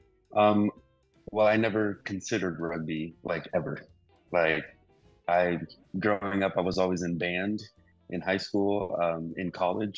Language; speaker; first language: English; early bilingual, other home language; Spanish